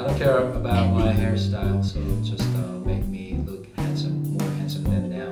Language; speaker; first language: English; non-native, fluent; Korean